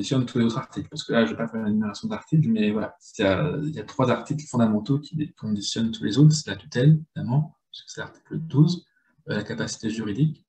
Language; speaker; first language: French; native; French